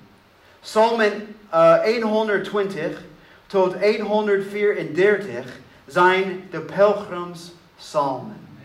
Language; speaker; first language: Dutch; non-native, learner; English